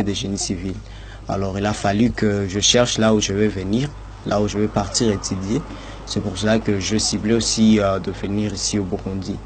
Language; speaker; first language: French; non-native, local second language; Swahili